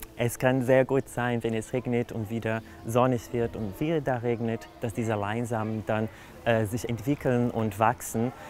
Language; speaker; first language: German; non-native, fluent; Portuguese